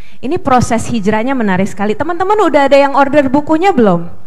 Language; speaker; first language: Indonesian; native; Indonesian